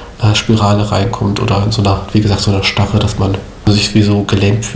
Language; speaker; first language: German; native; German